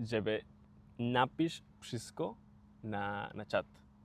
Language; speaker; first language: Polish; non-native, learner; Spanish